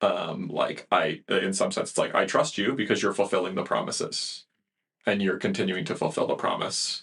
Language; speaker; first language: English; native; English